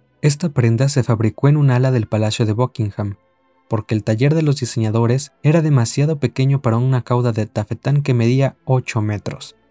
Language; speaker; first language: Spanish; native; Spanish